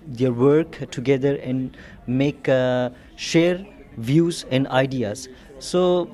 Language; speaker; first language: English; non-native, learner; Persian